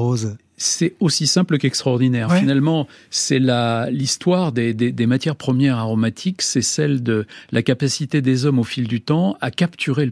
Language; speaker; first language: French; native; French